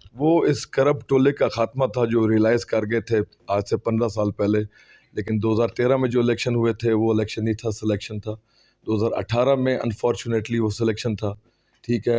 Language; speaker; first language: Urdu; non-native, local second language; Pashto